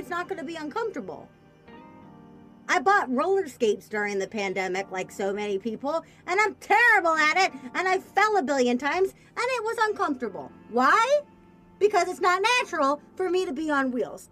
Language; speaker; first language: English; native; English